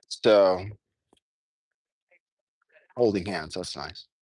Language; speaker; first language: English; native; English